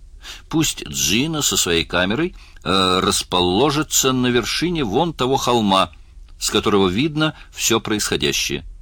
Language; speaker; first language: Russian; native; Russian